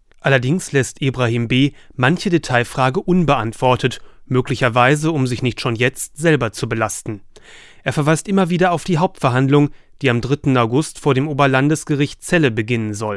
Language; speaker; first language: German; native; German